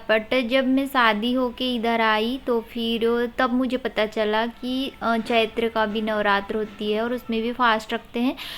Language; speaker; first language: Hindi; non-native, local second language; Odia